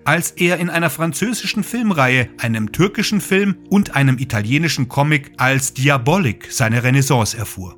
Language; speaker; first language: German; native; German